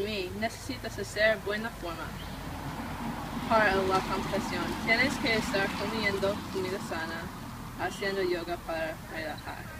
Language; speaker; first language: Spanish; non-native, learner; English